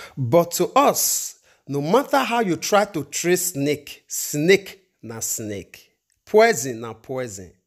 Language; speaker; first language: Nigerian Pidgin; non-native, local second language; Igbo